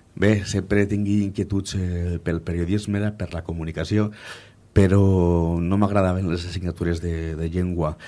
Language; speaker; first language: Catalan; native; Catalan